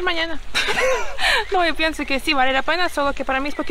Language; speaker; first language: Spanish; non-native, learner; Ukrainian